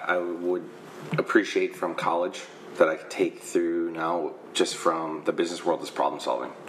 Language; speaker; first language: English; native; English